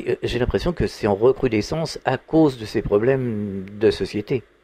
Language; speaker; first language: French; native; French